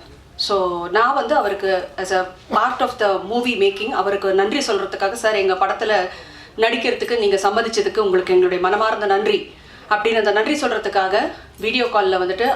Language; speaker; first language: Tamil; native; Tamil